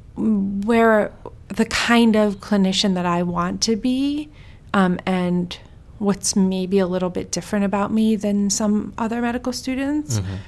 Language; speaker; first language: English; early bilingual, heritage; Swedish